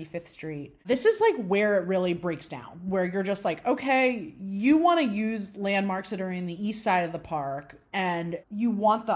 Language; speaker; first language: English; native; English